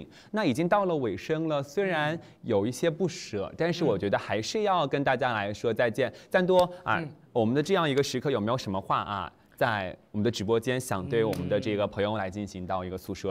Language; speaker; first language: Chinese; native; Chinese